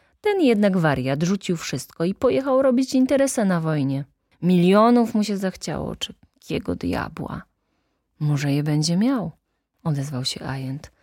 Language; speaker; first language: Polish; native; Polish